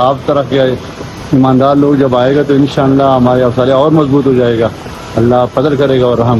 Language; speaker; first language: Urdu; non-native, local second language; Pashto